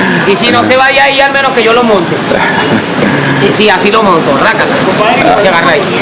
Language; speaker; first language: Spanish; native; Spanish